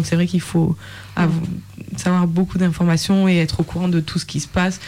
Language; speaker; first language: French; native; French